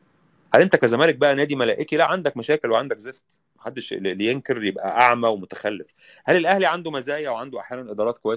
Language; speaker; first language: Arabic; native; Arabic